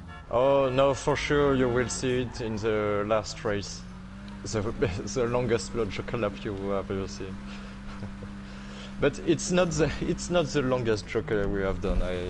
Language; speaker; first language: English; non-native, fluent; French